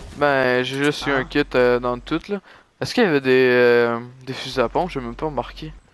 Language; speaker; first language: French; native; French